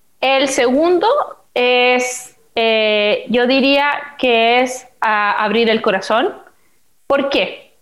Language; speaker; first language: Spanish; native; Spanish